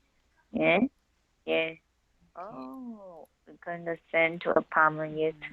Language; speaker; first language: English; non-native, learner; Chinese